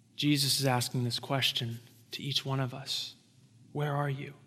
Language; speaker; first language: English; native; English